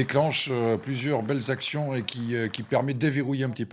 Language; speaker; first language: French; native; French